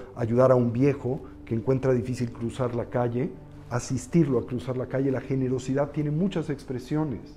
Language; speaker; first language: Spanish; native; Spanish